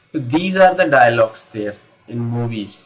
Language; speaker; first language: English; non-native, local second language; Hindi